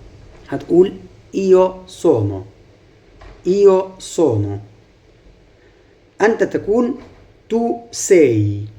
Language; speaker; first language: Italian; non-native, fluent; Arabic